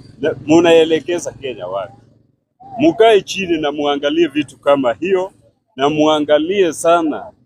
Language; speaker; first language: Swahili; non-native, local second language; Luo (Kenya and Tanzania)